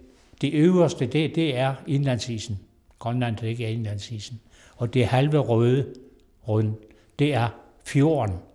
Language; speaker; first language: Danish; non-native, local second language; Kalaallisut